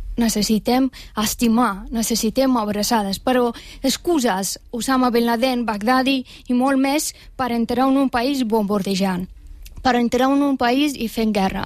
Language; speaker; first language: Catalan; non-native, fluent; Persian